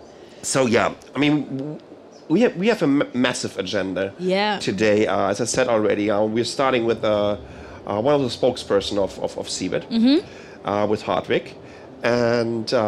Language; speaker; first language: English; non-native, fluent; German